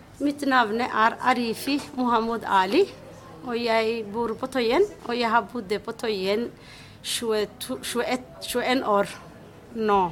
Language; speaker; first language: Norwegian; non-native, fluent; Somali